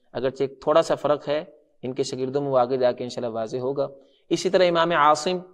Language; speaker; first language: Urdu; non-native, local second language; Punjabi